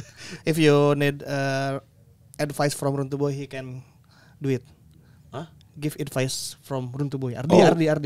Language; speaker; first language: English; non-native, learner; Indonesian